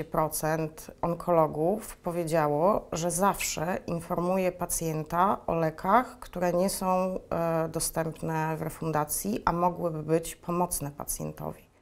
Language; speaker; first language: Polish; native; Polish